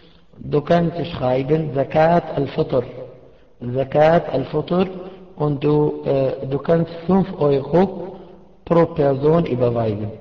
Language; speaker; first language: German; non-native, fluent; Arabic